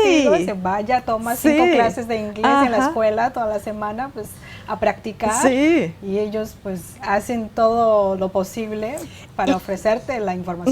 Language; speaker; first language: Spanish; non-native, fluent; Chinese